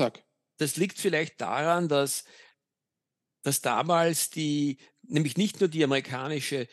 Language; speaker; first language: German; native; German